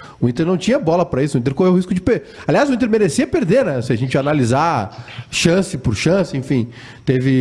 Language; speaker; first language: Portuguese; native; Portuguese